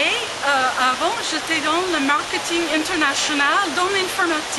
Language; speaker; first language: French; non-native, fluent; English